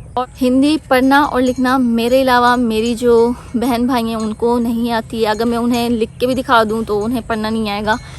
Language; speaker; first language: Urdu; native; Urdu